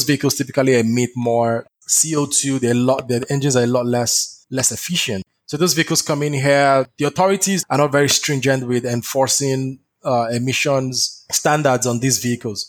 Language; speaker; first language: English; non-native, local second language; Yoruba